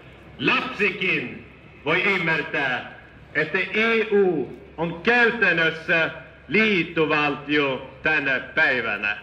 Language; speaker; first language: Finnish; non-native, fluent; Swedish